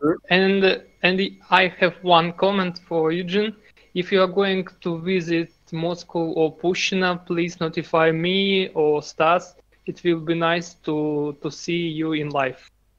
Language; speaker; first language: English; non-native, learner; Russian